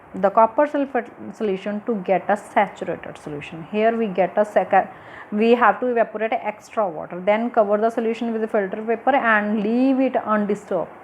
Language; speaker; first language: English; non-native, local second language; Punjabi